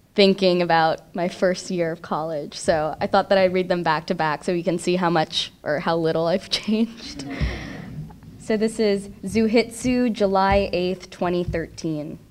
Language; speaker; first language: English; native; English